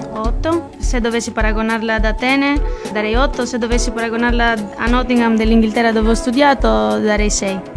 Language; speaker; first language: Italian; non-native, fluent; Albanian